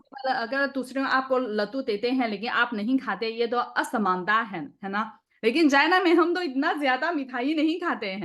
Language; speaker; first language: Hindi; non-native, fluent; Chinese